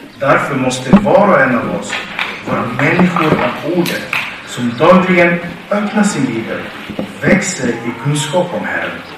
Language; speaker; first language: Swedish; non-native, fluent; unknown